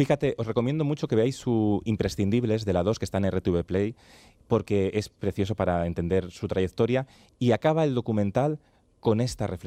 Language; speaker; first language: Spanish; native; Spanish